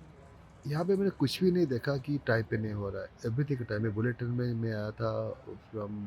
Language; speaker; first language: Hindi; non-native, local second language; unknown